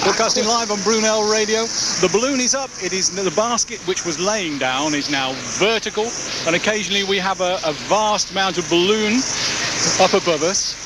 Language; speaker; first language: English; native; English